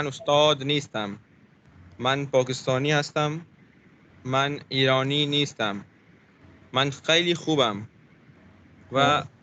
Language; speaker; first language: Persian; non-native, learner; Urdu